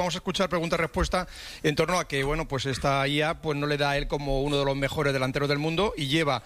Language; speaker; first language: Spanish; native; Spanish